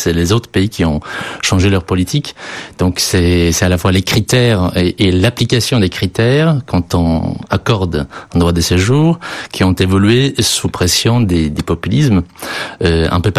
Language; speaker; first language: French; non-native, fluent; Polish